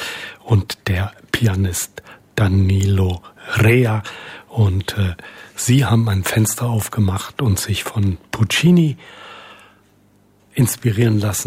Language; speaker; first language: German; native; German